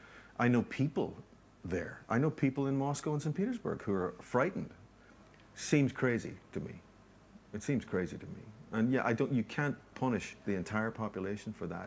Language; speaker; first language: English; native; English